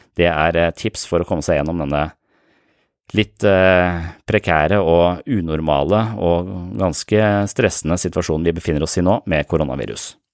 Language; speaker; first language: Norwegian; native; Norwegian